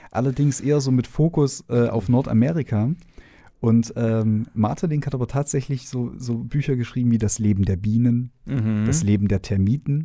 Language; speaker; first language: German; native; German